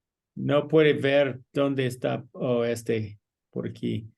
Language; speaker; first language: Spanish; non-native, learner; English